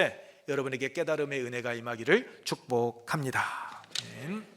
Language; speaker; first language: Korean; native; Korean